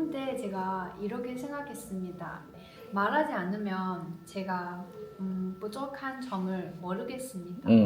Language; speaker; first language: Korean; non-native, learner; Chinese